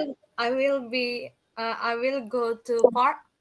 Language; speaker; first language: English; non-native, learner; Indonesian